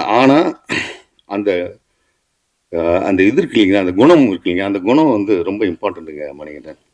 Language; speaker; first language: Tamil; native; Tamil